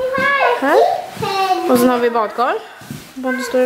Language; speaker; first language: Swedish; native; Swedish